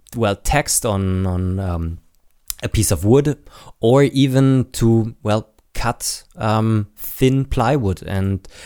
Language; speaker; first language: English; non-native, fluent; German